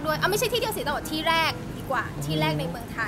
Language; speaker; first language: Thai; native; Thai